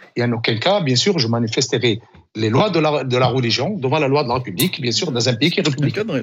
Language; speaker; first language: French; non-native, local second language; Arabic